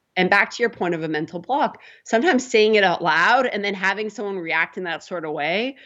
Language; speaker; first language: English; native; English